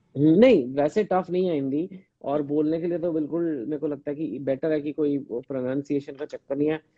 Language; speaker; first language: Hindi; native; Hindi